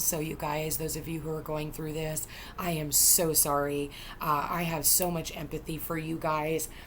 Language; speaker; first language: English; native; English